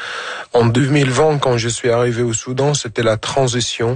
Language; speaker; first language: French; non-native, fluent; Arabic